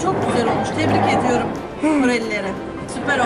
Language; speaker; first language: Turkish; native; Turkish